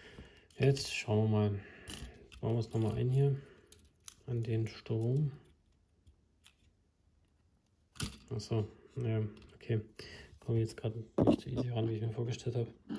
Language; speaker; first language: German; native; German